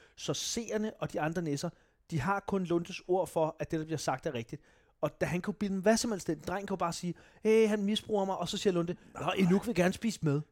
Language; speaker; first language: Danish; native; Danish